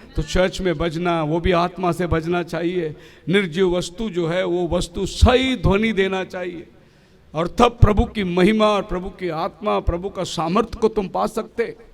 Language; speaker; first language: Hindi; non-native, local second language; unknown